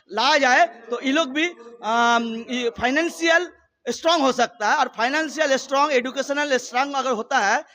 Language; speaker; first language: Hindi; non-native, local second language; Bangla